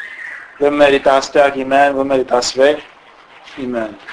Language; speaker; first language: Danish; non-native, fluent; Arabic